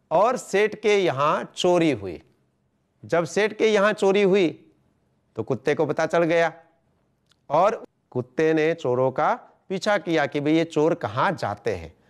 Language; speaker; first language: Hindi; non-native, local second language; Gujarati